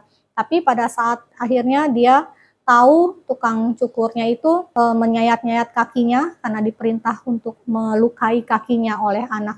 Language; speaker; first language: Indonesian; native; Indonesian